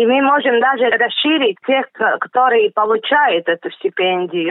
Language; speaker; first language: Russian; non-native, local second language; Latvian